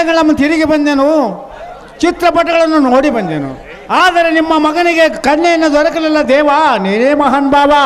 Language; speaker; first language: Kannada; native; Kannada